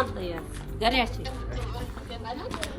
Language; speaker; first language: Russian; non-native, local second language; Kyrgyz